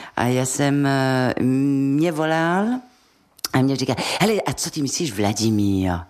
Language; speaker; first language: Czech; non-native, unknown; French